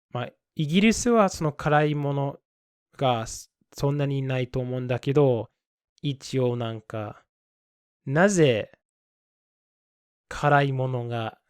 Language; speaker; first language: Japanese; non-native, fluent; English